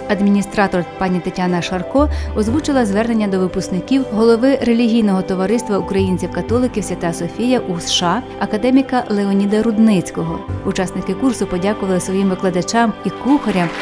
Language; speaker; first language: Ukrainian; native; Ukrainian